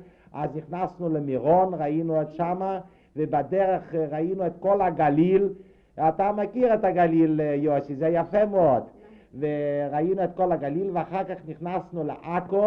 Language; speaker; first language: Hebrew; non-native, fluent; Yiddish